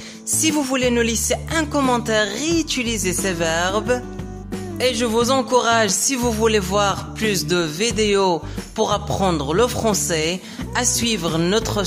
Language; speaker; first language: French; non-native, local second language; Arabic